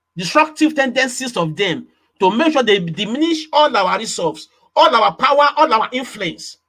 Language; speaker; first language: English; non-native, local second language; Yoruba